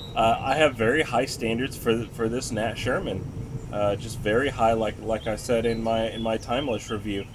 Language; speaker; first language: English; native; English